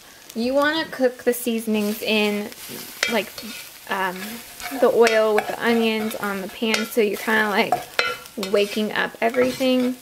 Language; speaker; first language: English; native; English